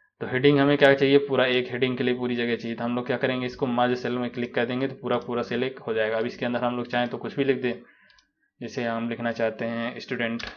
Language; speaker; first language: Hindi; native; Hindi